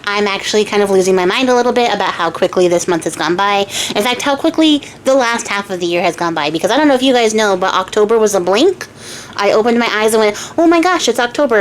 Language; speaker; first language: English; native; English